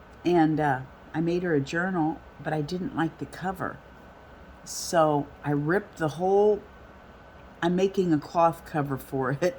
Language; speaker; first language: English; native; English